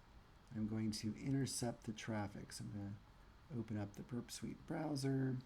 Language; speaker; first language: English; native; English